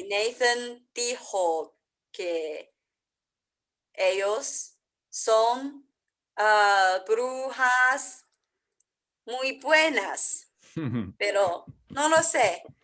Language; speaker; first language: Spanish; non-native, learner; English